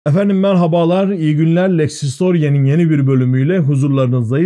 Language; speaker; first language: Turkish; native; Turkish